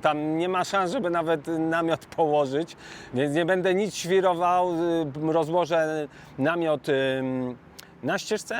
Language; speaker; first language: Polish; native; Polish